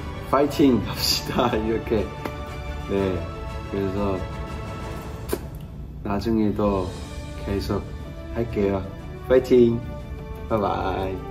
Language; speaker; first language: Korean; non-native, learner; Cantonese